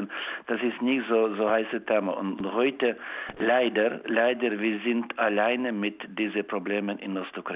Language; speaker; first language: German; non-native, learner; Ukrainian